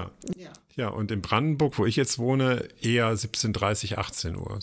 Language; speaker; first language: German; native; German